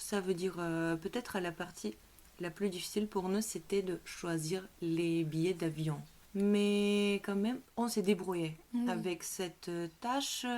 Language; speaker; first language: French; non-native, fluent; Bulgarian